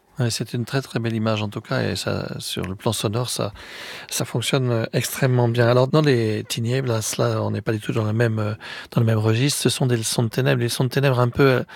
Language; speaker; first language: French; native; French